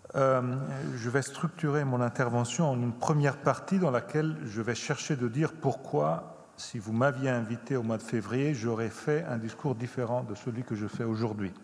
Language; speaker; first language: French; non-native, fluent; Italian